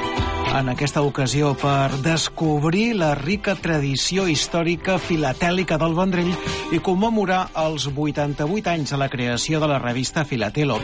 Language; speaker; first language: Catalan; native; Catalan